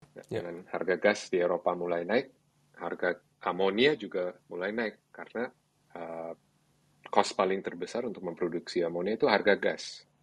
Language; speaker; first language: Indonesian; early bilingual, other home language; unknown